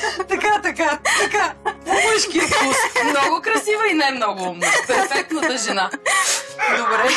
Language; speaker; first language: Bulgarian; native; Bulgarian